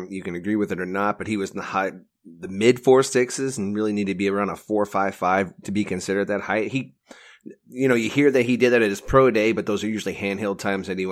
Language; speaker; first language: English; native; English